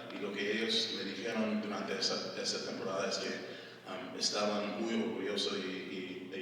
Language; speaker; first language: Spanish; non-native, fluent; English